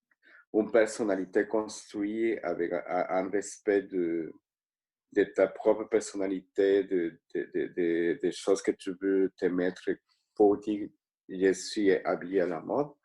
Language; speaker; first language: French; non-native, fluent; Spanish